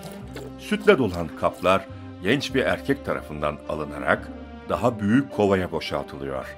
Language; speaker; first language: Turkish; native; Turkish